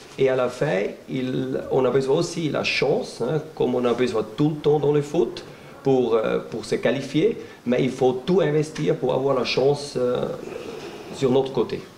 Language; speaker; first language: French; non-native, local second language; Swiss German